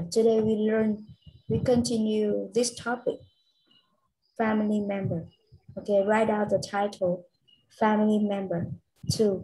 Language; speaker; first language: English; non-native, learner; Vietnamese